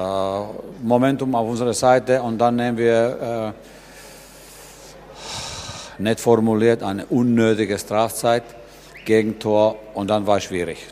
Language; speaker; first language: German; non-native, fluent; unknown